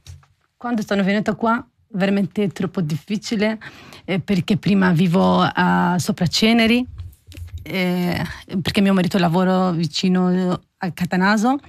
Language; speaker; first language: Italian; non-native, learner; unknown